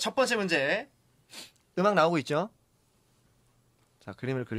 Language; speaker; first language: Korean; native; Korean